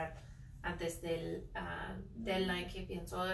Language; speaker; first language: Spanish; non-native, fluent; English